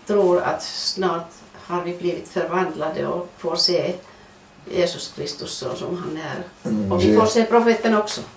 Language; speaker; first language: Swedish; non-native, fluent; Finnish